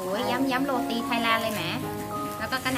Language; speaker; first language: Vietnamese; non-native, learner; Thai